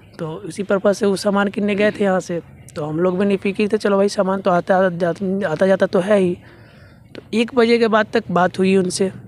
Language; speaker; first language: Hindi; native; Hindi